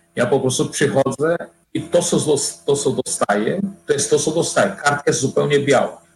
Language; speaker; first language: Polish; non-native, fluent; Portuguese